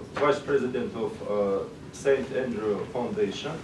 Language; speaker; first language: English; non-native, learner; Russian